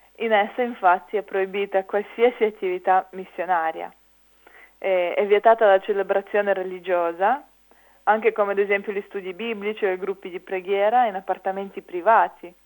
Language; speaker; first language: Italian; non-native, fluent; Ukrainian